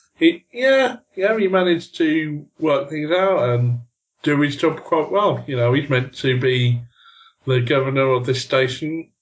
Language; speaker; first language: English; native; English